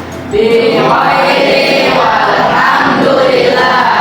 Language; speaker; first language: Arabic; non-native, learner; Indonesian